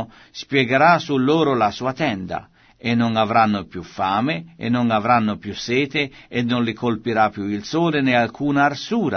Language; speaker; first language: Italian; native; Italian